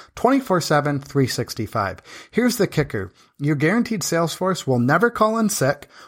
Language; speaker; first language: English; native; English